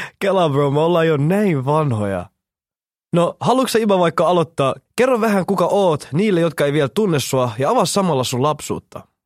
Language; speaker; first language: Finnish; early bilingual, other home language; Somali